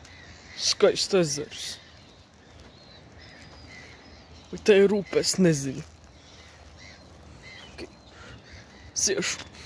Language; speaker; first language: Latvian; non-native, local second language; Russian